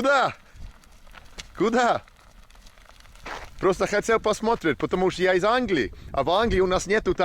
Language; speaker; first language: Russian; non-native, learner; English